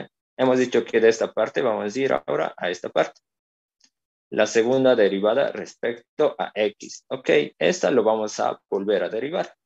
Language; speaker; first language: Spanish; native; Spanish